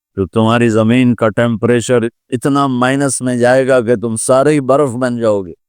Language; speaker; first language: Urdu; non-native, local second language; Punjabi